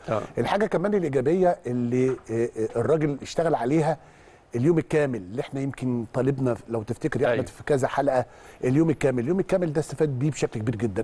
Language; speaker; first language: Arabic; native; Arabic